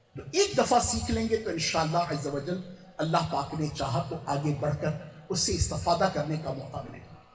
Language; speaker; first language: Urdu; non-native, local second language; Sindhi